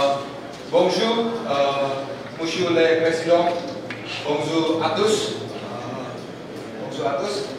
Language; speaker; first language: French; non-native, learner; Indonesian